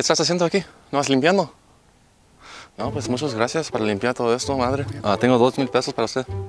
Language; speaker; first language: Spanish; native; Spanish